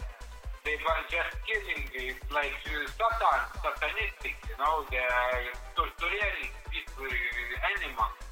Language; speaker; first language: English; non-native, learner; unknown